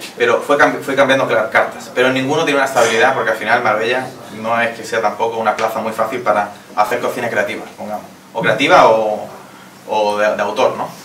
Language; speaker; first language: Spanish; native; Spanish